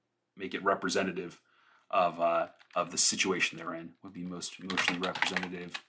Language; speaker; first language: English; native; English